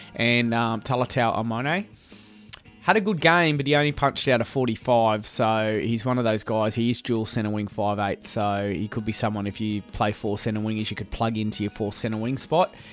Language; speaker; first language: English; native; English